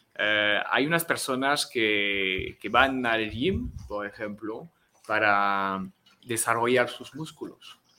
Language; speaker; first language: Spanish; non-native, fluent; French